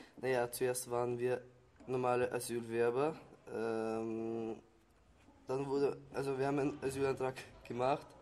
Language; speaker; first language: German; early bilingual, other home language; Chechen